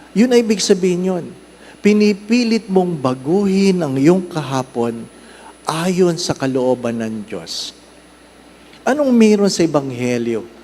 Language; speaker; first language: Filipino; non-native, local second language; Cebuano